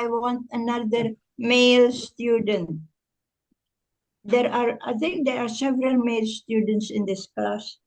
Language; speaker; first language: English; non-native, fluent; Indonesian